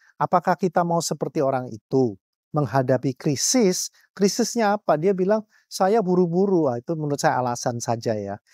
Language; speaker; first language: Indonesian; native; Indonesian